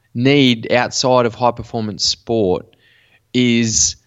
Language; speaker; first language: English; native; English